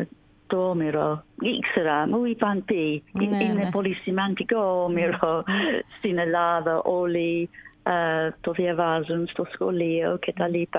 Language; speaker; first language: Greek; non-native, learner; English